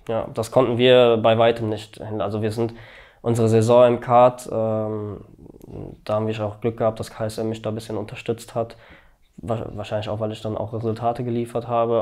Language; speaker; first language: German; early bilingual, other home language; Albanian